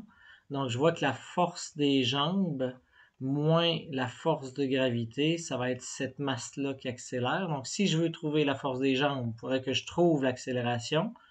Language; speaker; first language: French; native; French